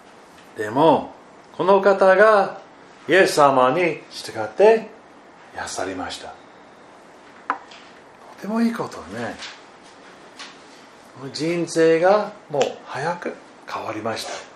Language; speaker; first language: Japanese; non-native, fluent; German